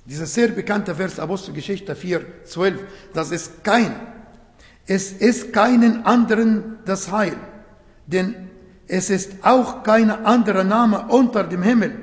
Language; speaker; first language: German; non-native, fluent; Arabic